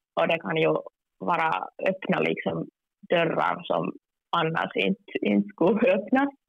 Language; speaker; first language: Swedish; non-native, local second language; Finnish